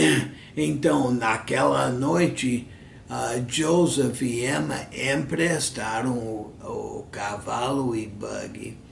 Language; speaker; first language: Portuguese; non-native, fluent; English